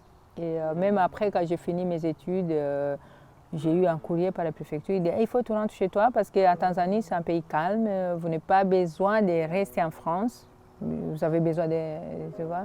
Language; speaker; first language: French; non-native, fluent; Swahili